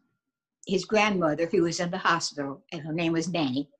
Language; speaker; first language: English; native; English